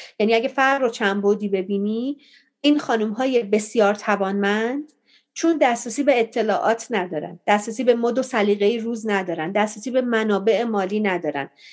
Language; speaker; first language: Persian; native; Persian